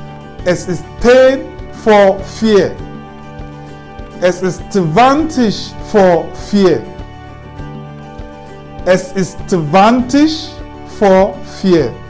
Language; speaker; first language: German; non-native, fluent; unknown